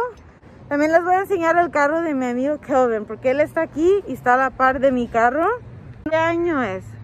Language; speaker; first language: Spanish; early bilingual, heritage; Spanish